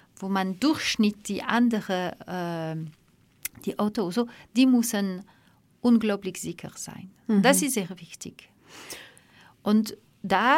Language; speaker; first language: German; non-native, fluent; French